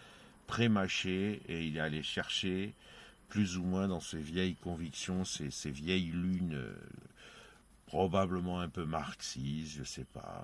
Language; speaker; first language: French; native; French